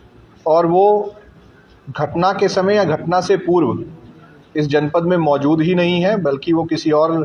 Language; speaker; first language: Hindi; native; Hindi